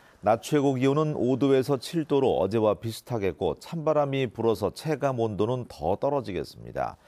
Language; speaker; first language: Korean; native; Korean